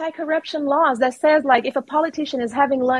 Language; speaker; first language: English; non-native, fluent; Portuguese